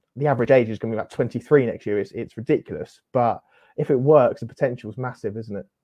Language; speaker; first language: English; native; English